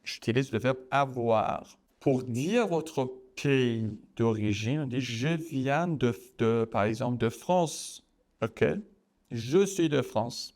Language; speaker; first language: French; non-native, fluent; Persian